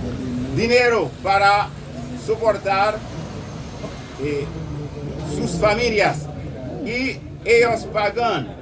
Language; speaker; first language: Spanish; non-native, learner; Haitian Creole